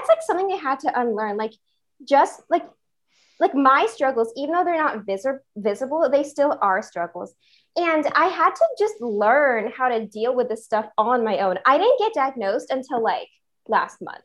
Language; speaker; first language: English; native; English